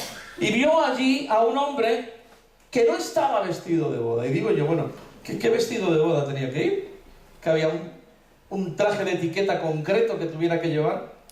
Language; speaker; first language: Spanish; native; Spanish